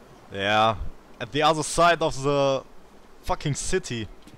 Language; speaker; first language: English; non-native, learner; German